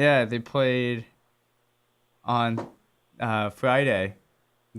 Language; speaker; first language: English; native; English